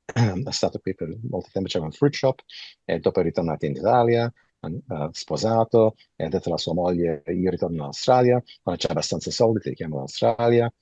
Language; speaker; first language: Italian; early bilingual, heritage; Italian